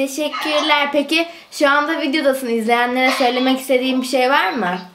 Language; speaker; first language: Turkish; native; Turkish